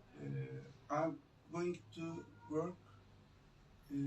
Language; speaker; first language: English; non-native, learner; Turkish